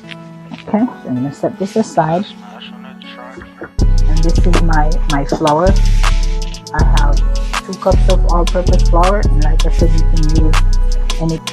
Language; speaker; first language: English; native; English